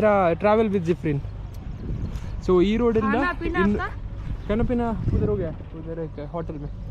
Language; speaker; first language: Hindi; non-native, local second language; Malayalam